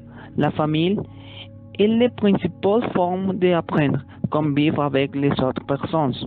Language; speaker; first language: French; non-native, learner; Spanish